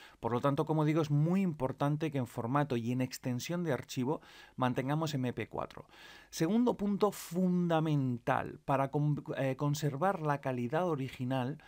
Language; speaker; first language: Spanish; native; Spanish